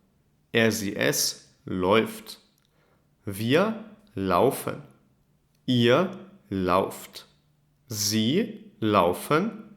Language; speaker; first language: German; non-native, fluent; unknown